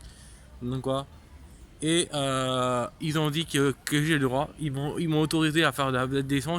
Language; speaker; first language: French; native; French